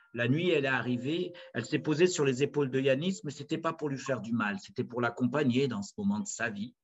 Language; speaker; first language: French; native; French